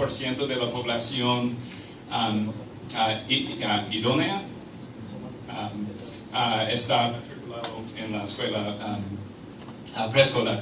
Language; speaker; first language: Spanish; non-native, fluent; English